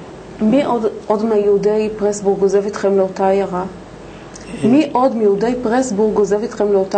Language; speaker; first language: Hebrew; native; Hebrew